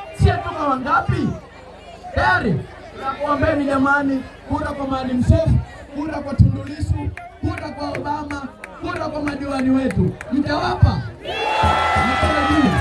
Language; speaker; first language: Swahili; native; Swahili